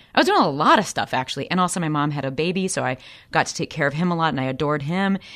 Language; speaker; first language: English; native; English